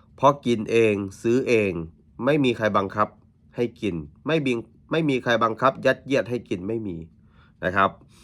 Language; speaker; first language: Thai; native; Thai